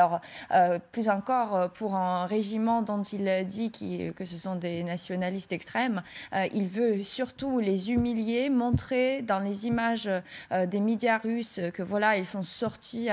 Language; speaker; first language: French; non-native, fluent; Ukrainian